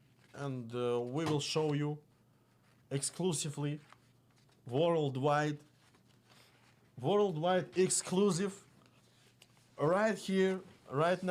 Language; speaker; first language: English; non-native, fluent; Russian